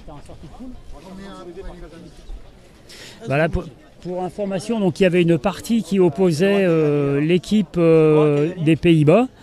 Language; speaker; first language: French; native; French